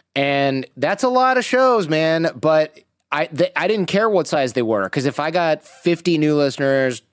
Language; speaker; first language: English; native; English